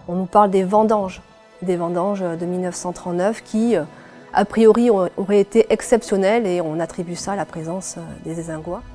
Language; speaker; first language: French; native; French